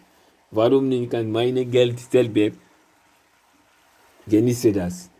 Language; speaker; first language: German; non-native, learner; Lingala